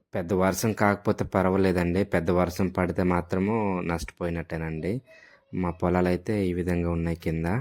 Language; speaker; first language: Telugu; non-native, local second language; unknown